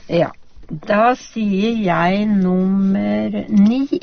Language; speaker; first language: Norwegian; native; Norwegian